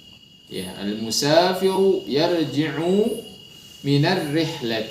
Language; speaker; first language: Arabic; non-native, fluent; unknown